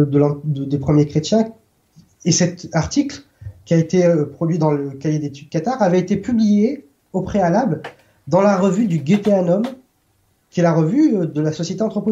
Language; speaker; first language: French; native; French